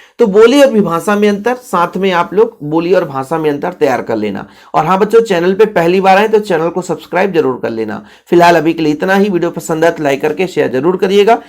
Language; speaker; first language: Hindi; native; Hindi